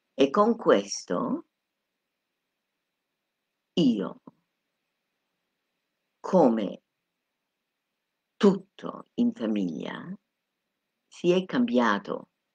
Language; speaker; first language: Italian; non-native, fluent; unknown